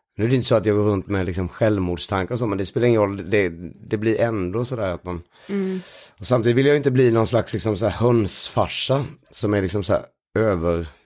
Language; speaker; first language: Swedish; native; Swedish